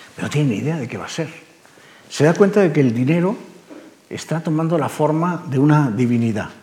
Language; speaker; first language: Spanish; native; Spanish